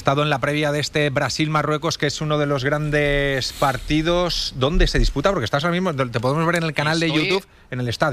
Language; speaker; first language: Spanish; native; Spanish